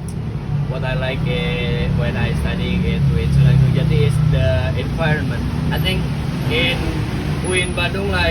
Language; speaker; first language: English; non-native, learner; Indonesian